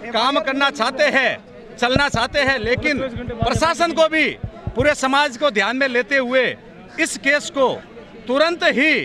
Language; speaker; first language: Hindi; non-native, local second language; Rajasthani